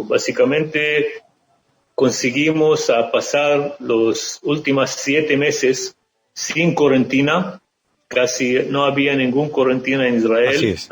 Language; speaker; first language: Spanish; non-native, fluent; Arabic